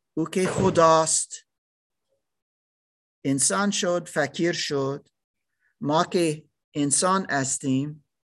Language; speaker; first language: Persian; non-native, learner; German